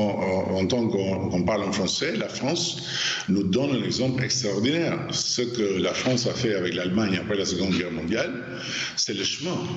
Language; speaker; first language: French; non-native, fluent; Albanian